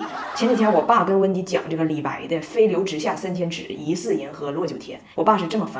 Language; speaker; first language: Chinese; native; Chinese